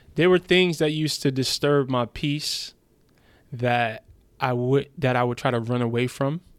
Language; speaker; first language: English; early bilingual, other home language; German